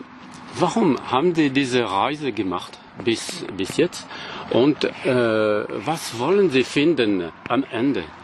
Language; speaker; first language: German; non-native, learner; French